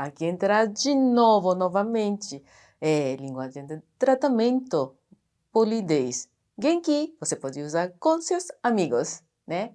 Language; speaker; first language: Portuguese; non-native, fluent; Japanese